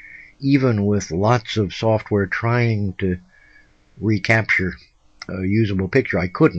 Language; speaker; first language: English; native; English